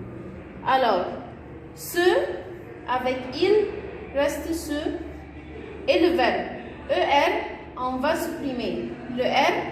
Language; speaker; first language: French; non-native, fluent; Arabic